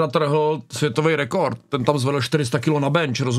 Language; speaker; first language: Czech; native; Czech